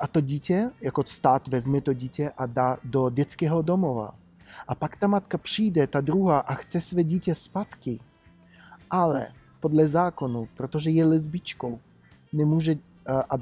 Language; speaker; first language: Czech; non-native, fluent; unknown